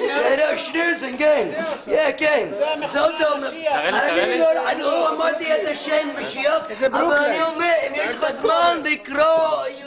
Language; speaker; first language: Hebrew; non-native, fluent; English